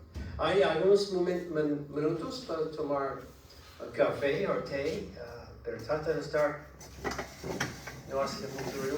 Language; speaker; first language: Spanish; non-native, learner; English